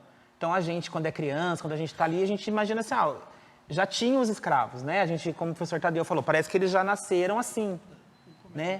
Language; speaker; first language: Portuguese; native; Portuguese